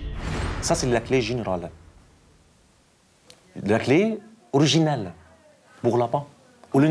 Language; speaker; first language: French; non-native, learner; Arabic